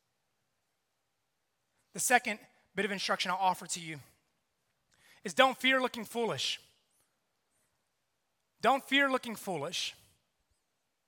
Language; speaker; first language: English; native; English